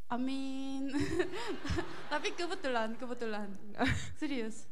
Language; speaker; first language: Indonesian; non-native, learner; Korean